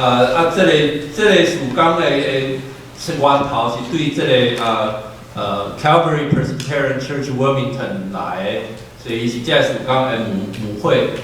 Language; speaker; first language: Chinese; native; Chinese